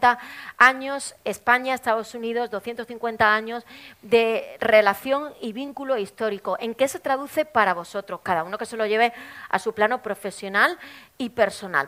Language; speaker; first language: Spanish; native; Spanish